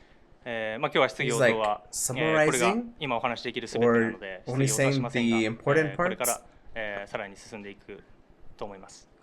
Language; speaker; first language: Japanese; native; Japanese